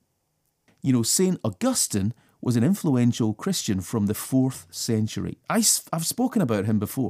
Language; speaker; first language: English; native; English